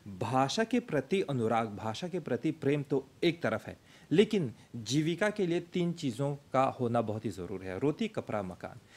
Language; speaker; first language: Hindi; early bilingual, heritage; Hindi